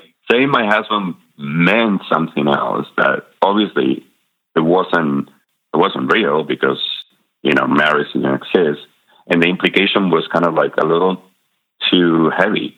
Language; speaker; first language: English; non-native, fluent; Spanish